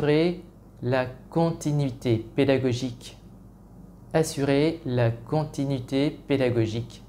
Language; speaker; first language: French; non-native, fluent; Vietnamese